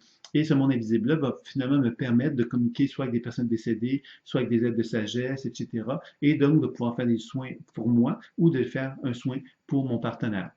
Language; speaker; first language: French; native; French